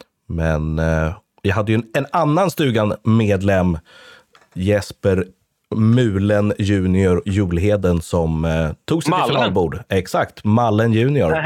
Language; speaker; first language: Swedish; native; Swedish